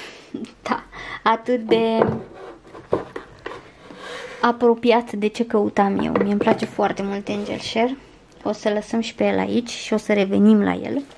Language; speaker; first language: Romanian; native; Romanian